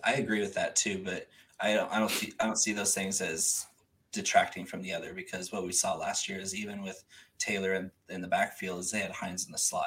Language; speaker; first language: English; early bilingual, other home language; Spanish